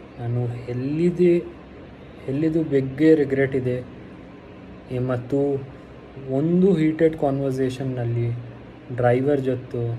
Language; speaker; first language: Kannada; non-native, learner; Hindi